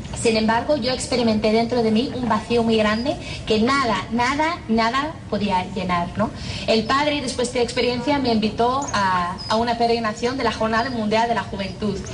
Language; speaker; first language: Spanish; non-native, fluent; English